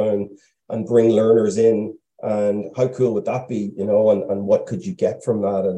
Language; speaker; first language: English; native; English